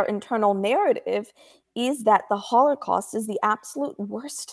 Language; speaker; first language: English; native; English